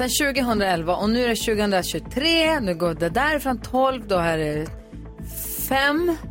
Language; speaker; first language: Swedish; native; Swedish